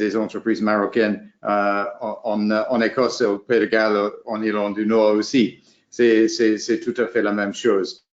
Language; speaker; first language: French; non-native, fluent; English